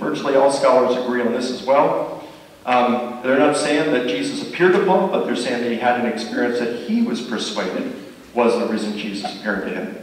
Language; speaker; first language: English; native; English